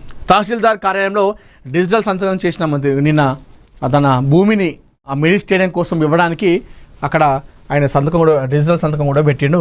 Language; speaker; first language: Telugu; native; Telugu